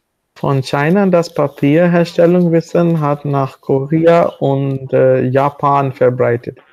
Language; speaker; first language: German; non-native, learner; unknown